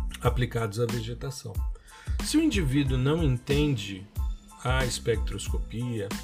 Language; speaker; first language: Portuguese; native; Portuguese